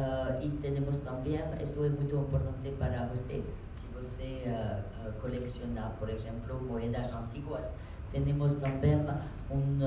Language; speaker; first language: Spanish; non-native, learner; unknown